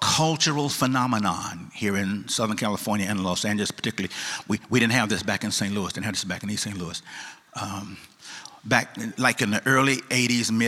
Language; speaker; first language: English; native; English